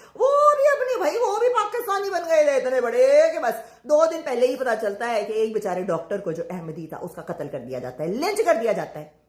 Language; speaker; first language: Urdu; native; Urdu